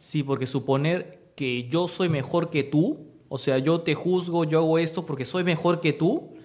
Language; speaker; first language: Spanish; native; Spanish